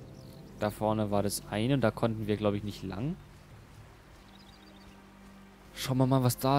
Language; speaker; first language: German; native; German